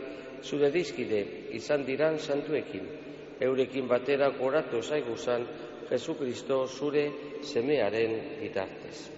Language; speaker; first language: Basque; native; Basque